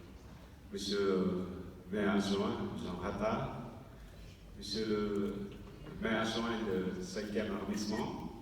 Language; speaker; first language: French; non-native, fluent; Vietnamese